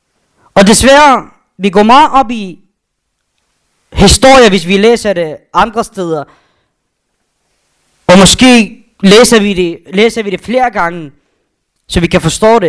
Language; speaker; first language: Danish; non-native, fluent; Arabic